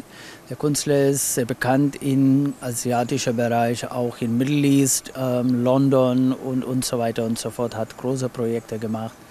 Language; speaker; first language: German; non-native, fluent; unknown